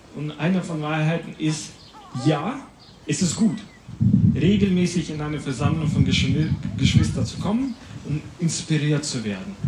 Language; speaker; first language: German; non-native, fluent; Latvian